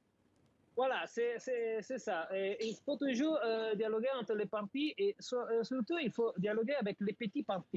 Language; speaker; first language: French; non-native, fluent; Italian